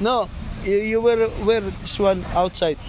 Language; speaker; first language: English; non-native, local second language; Filipino